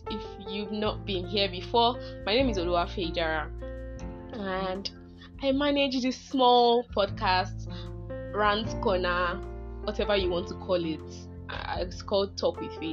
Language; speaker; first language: English; non-native, local second language; Yoruba